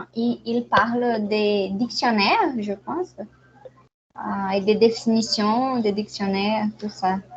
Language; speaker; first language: French; non-native, learner; Portuguese